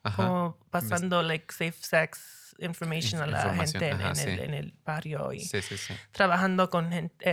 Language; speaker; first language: Spanish; early bilingual, heritage; Spanish